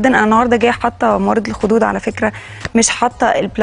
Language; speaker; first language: Arabic; native; Arabic